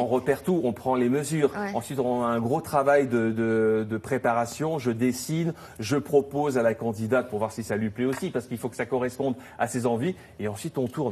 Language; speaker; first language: French; native; French